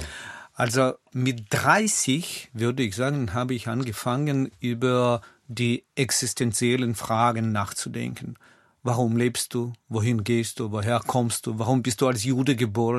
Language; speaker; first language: German; non-native, fluent; Russian